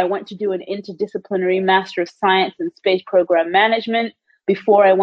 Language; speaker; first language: English; native; English